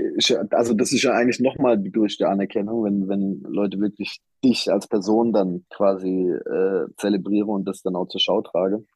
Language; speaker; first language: German; native; German